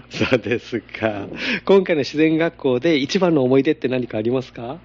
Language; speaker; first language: Japanese; native; Japanese